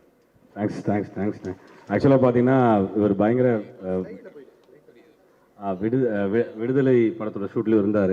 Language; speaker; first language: Tamil; native; Tamil